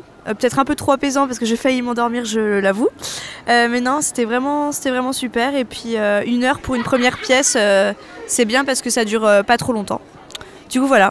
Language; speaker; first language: French; native; French